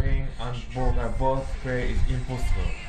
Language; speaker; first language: English; non-native, learner; Japanese